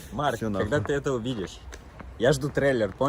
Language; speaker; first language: Russian; native; Russian